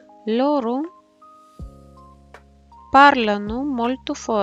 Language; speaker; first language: Italian; non-native, fluent; Bulgarian